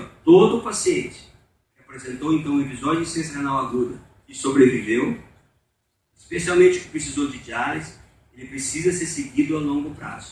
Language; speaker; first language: Portuguese; native; Portuguese